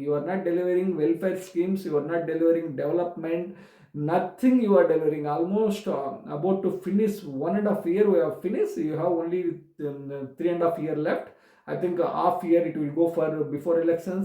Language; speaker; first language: English; non-native, local second language; Telugu